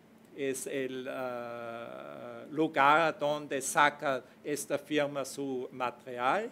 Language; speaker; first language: Spanish; non-native, fluent; German